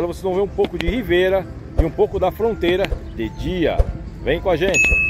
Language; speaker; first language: Portuguese; native; Portuguese